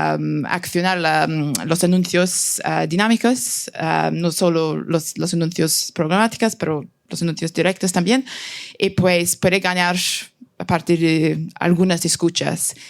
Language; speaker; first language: Spanish; non-native, fluent; French